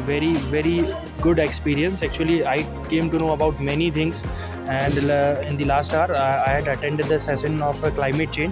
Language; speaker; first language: English; non-native, local second language; Hindi